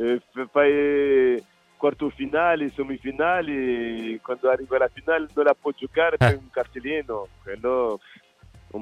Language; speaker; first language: Italian; non-native, fluent; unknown